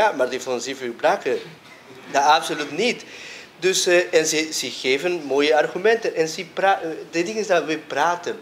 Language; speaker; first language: Dutch; non-native, fluent; Spanish